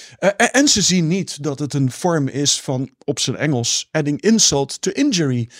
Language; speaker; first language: Dutch; native; Dutch